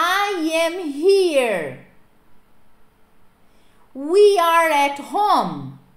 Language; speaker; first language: English; non-native, fluent; Portuguese